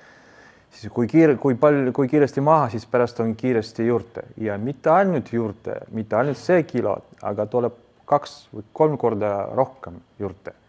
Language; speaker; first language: Estonian; non-native, learner; Russian